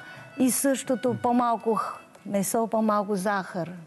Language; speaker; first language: Bulgarian; non-native, learner; Chinese